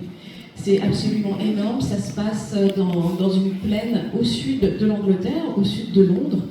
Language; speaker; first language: French; native; French